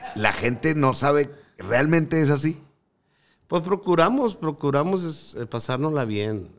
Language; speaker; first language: Spanish; native; Spanish